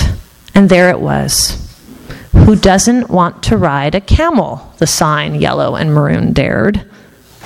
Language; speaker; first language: English; early bilingual, other home language; Persian